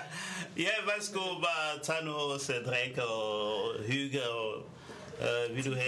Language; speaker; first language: Danish; non-native, fluent; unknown